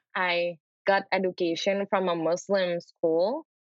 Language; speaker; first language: English; non-native, fluent; Indonesian